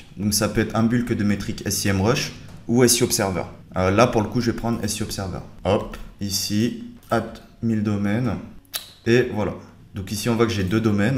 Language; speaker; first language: French; native; French